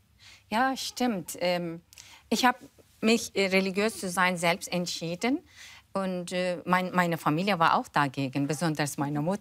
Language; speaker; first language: German; non-native, fluent; Turkish